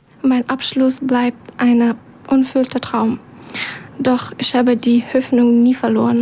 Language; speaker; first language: German; non-native, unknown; Persian